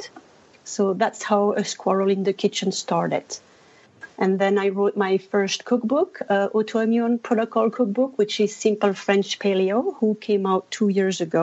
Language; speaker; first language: English; non-native, fluent; French